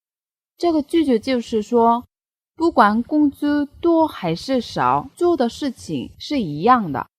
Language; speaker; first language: Chinese; non-native, fluent; Korean